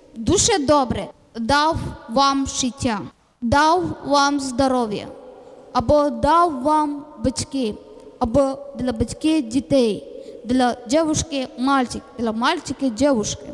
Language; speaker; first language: Ukrainian; non-native, learner; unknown